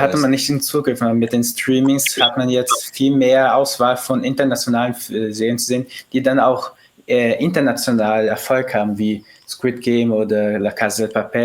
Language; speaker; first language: German; early bilingual, heritage; Portuguese